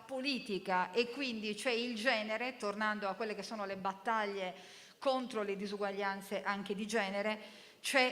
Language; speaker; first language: Italian; native; Italian